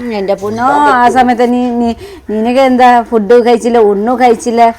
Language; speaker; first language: Malayalam; non-native, fluent; Nepali